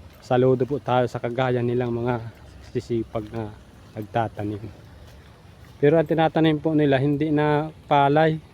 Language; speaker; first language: Filipino; non-native, local second language; Bikol